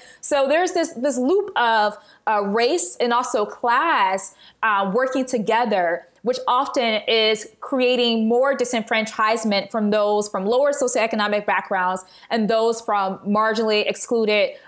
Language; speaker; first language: English; native; English